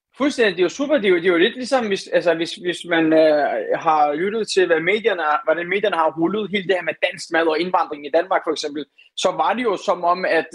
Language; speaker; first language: Danish; early bilingual, other home language; Turkish